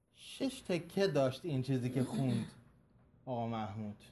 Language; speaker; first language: Persian; native; Persian